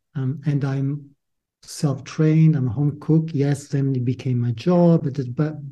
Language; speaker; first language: English; non-native, fluent; Italian